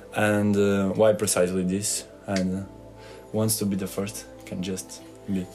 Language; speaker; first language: English; non-native, fluent; Portuguese